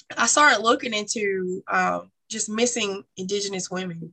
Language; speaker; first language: English; native; English